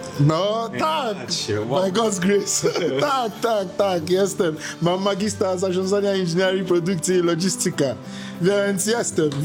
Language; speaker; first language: Polish; non-native, learner; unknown